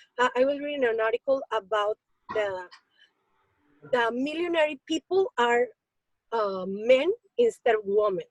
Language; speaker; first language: English; non-native, learner; Spanish